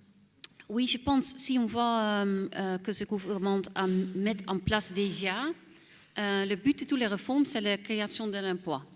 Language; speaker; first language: French; non-native, fluent; Dutch